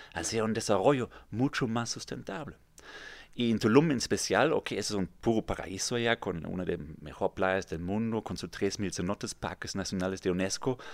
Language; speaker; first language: Spanish; non-native, fluent; German